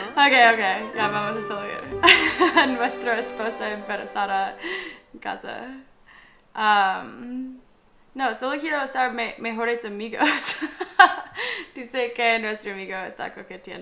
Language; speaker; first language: Spanish; non-native, learner; English